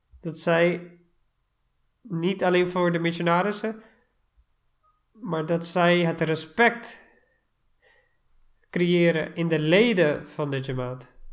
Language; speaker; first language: Dutch; non-native, fluent; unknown